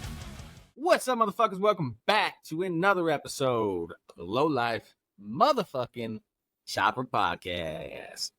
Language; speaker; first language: English; native; English